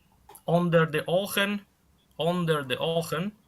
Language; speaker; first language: Dutch; non-native, fluent; Italian